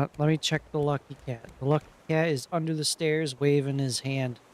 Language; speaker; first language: English; native; English